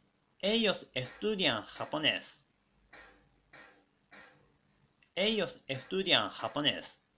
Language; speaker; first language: Spanish; non-native, fluent; Japanese